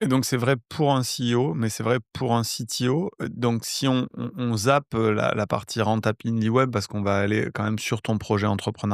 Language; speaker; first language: French; native; French